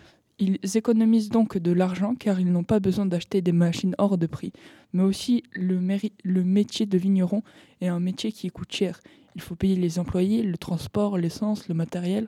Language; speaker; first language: French; native; French